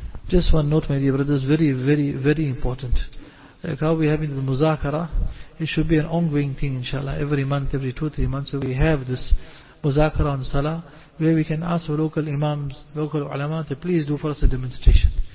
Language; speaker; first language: English; native; English